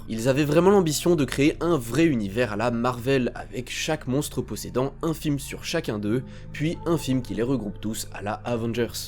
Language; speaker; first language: French; native; French